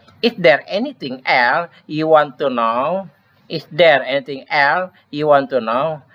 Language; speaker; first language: English; non-native, fluent; Indonesian